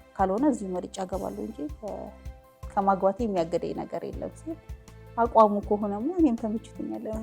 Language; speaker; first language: Amharic; native; Amharic